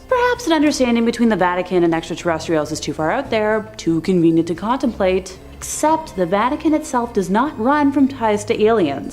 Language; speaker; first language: English; native; English